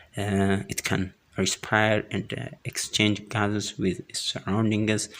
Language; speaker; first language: English; non-native, local second language; Amharic